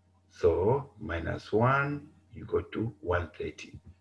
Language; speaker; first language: English; non-native, local second language; Bemba